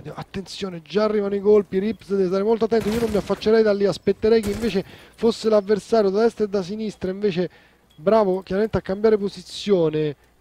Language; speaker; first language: Italian; native; Italian